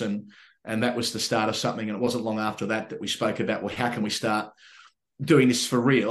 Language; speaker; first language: English; native; English